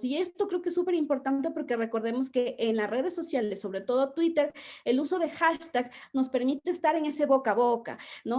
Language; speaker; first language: Spanish; native; Spanish